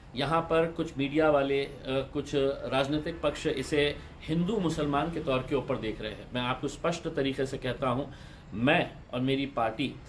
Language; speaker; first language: Hindi; non-native, local second language; Urdu